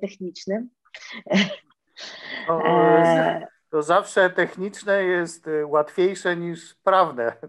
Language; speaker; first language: Polish; non-native, learner; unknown